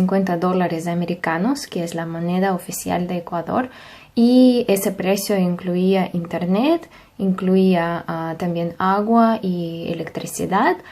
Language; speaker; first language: Spanish; non-native, fluent; Russian